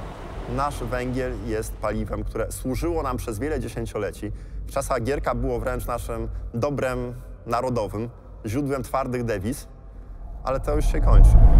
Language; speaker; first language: Polish; native; Polish